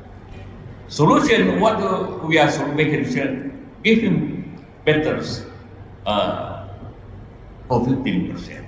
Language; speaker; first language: English; non-native, learner; Indonesian